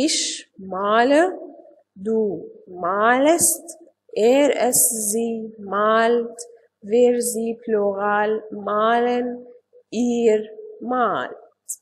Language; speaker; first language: German; non-native, fluent; Arabic